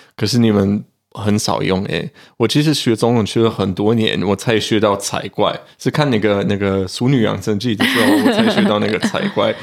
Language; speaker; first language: Chinese; non-native, fluent; German